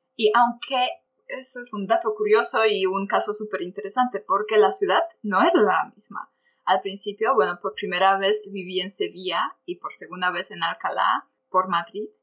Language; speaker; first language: Spanish; non-native, fluent; Polish